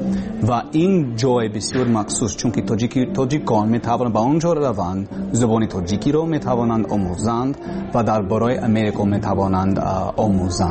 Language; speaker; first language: Persian; non-native, learner; English